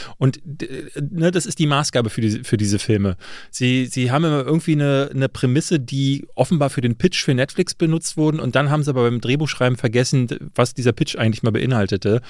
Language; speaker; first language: German; native; German